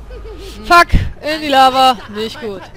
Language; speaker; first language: German; native; German